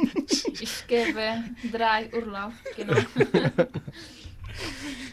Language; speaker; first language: German; non-native, learner; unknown